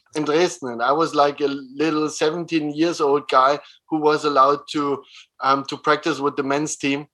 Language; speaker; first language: English; non-native, fluent; German